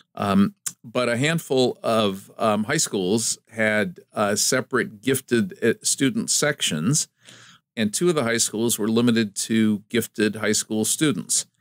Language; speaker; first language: English; native; English